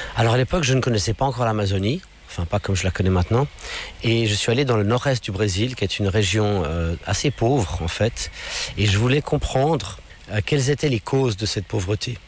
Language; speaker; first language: French; non-native, local second language; English